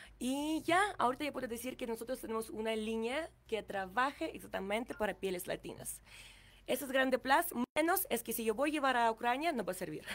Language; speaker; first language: Spanish; non-native, learner; Ukrainian